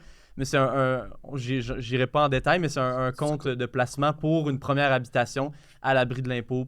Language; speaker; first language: French; native; French